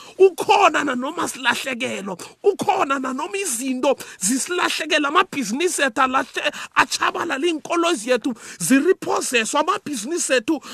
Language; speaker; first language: Zulu; non-native, local second language; South Ndebele